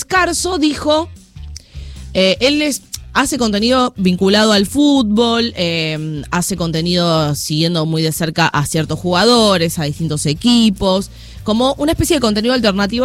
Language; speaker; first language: Spanish; native; Spanish